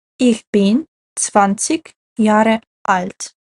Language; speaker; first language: German; non-native, fluent; Ukrainian